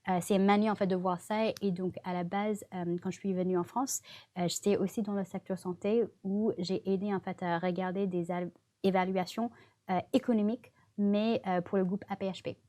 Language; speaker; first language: French; non-native, fluent; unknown